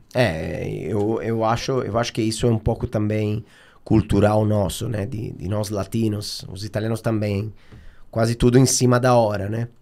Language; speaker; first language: Portuguese; non-native, fluent; Italian